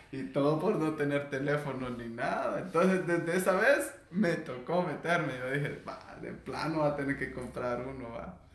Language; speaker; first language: Spanish; native; Spanish